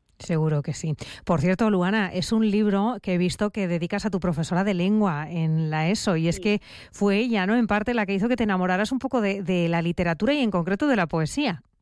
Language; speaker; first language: Spanish; native; Spanish